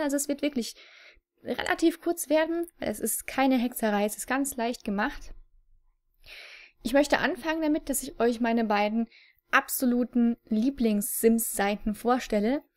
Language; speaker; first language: German; native; German